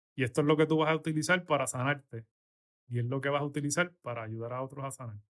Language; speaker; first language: Spanish; native; Spanish